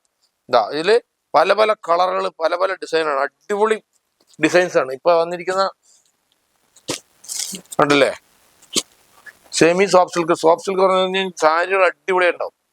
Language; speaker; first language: Malayalam; native; Malayalam